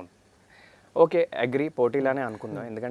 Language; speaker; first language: Telugu; native; Telugu